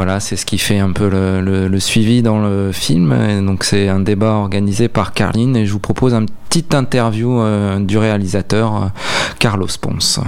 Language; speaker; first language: French; native; French